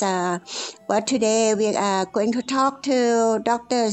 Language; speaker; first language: English; non-native, fluent; Thai